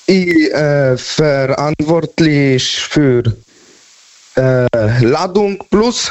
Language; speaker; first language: German; non-native, learner; Polish